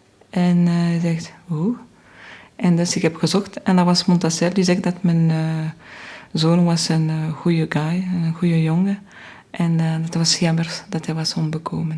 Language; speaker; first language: Dutch; non-native, fluent; French